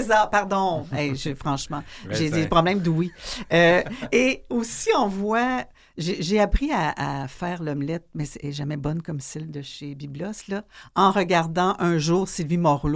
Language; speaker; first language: French; native; French